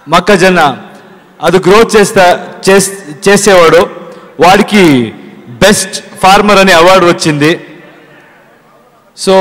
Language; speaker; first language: Telugu; non-native, learner; Kannada